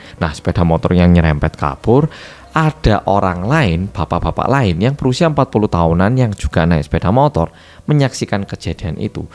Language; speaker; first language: Indonesian; non-native, fluent; Korean